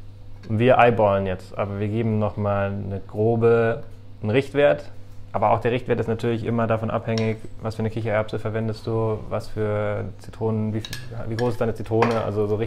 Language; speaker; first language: German; native; German